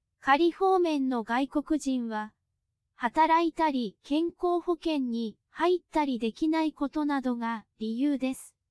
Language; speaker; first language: Japanese; non-native, fluent; Cantonese